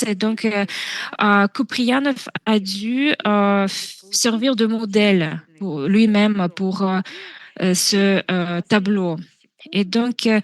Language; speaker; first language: French; non-native, fluent; Russian